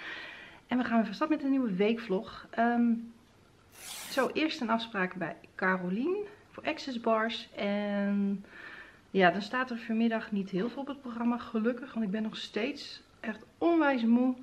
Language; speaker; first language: Dutch; native; Dutch